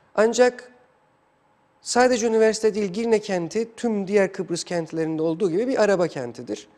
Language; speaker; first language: Turkish; non-native, fluent; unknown